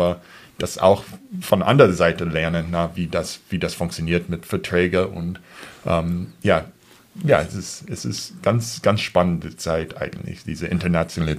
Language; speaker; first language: German; non-native, fluent; English